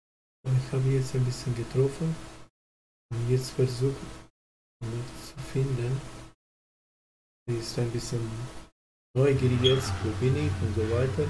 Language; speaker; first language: German; non-native, learner; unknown